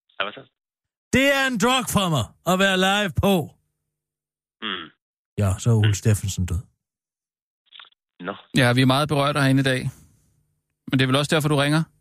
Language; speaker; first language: Danish; native; Danish